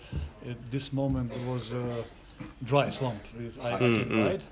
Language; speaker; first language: English; non-native, learner; Croatian